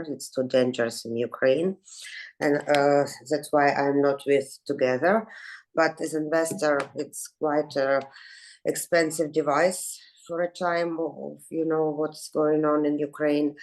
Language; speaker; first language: English; non-native, fluent; Ukrainian